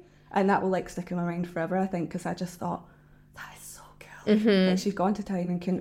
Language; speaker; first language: English; native; English